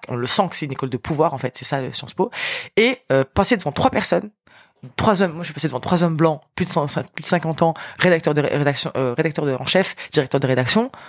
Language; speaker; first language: French; early bilingual, other home language; Arabic